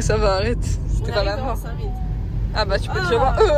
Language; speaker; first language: French; native; French